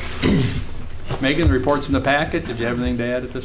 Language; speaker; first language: English; native; English